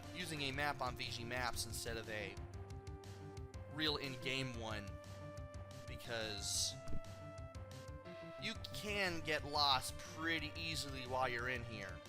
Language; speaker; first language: English; native; English